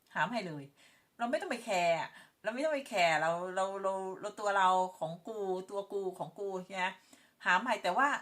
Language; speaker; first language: Thai; native; Thai